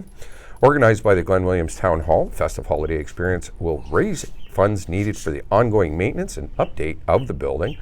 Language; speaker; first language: English; native; English